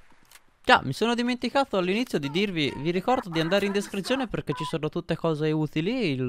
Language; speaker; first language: Italian; native; Italian